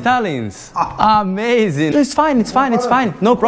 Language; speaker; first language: English; non-native, fluent; Portuguese